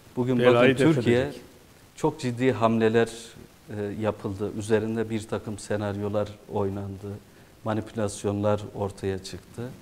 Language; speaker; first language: Turkish; native; Turkish